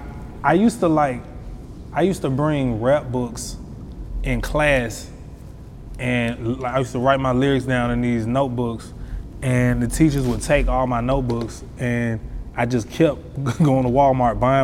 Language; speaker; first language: English; native; English